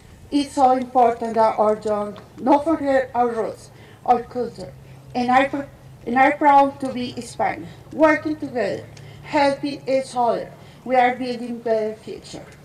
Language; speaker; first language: English; non-native, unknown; Spanish